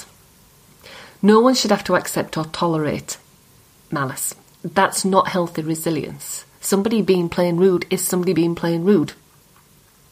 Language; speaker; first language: English; native; English